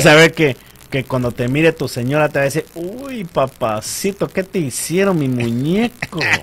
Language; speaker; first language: Spanish; native; Spanish